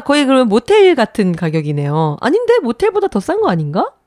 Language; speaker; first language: Korean; native; Korean